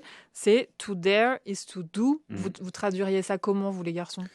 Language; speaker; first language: French; native; French